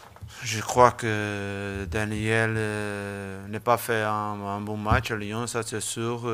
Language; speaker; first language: French; non-native, learner; Portuguese